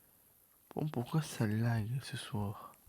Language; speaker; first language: French; native; French